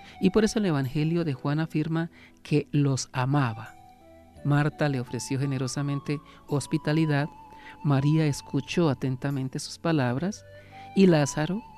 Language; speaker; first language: Spanish; native; Spanish